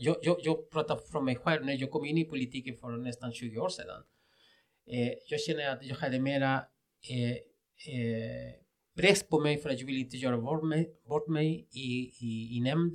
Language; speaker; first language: Swedish; non-native, fluent; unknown